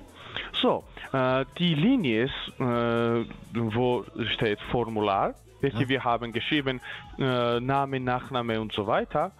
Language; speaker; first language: German; non-native, learner; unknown